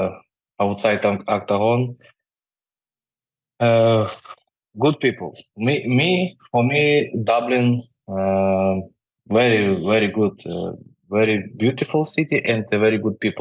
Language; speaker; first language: English; non-native, learner; Ukrainian